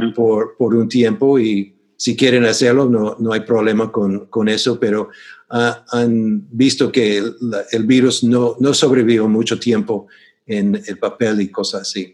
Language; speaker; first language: Spanish; non-native, fluent; English